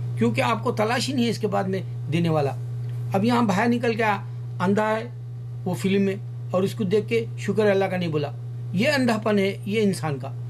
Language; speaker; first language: Urdu; native; Urdu